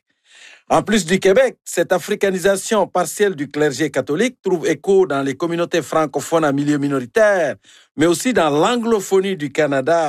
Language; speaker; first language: French; native; French